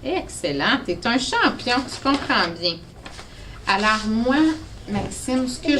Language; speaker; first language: French; native; French